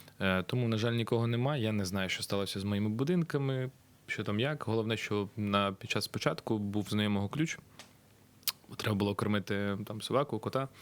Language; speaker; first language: Ukrainian; non-native, local second language; Russian